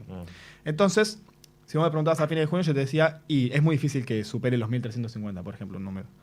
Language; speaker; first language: Spanish; native; Spanish